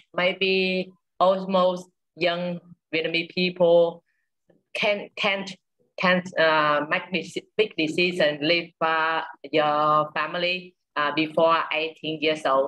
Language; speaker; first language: English; non-native, learner; Vietnamese